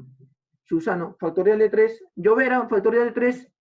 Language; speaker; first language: Spanish; native; Spanish